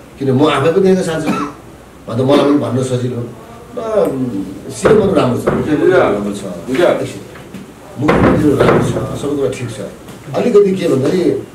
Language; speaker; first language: Nepali; non-native, local second language; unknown